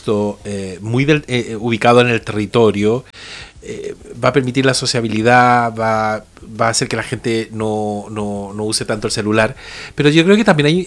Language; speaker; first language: Spanish; native; Spanish